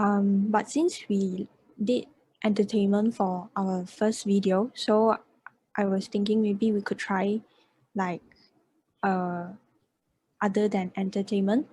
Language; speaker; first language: English; non-native, local second language; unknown